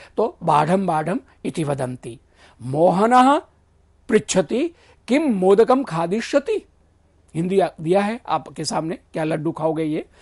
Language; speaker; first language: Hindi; non-native, local second language; Gujarati